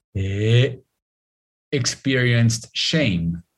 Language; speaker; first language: English; non-native, fluent; Arabic